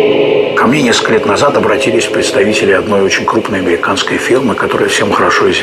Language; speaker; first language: Russian; native; Russian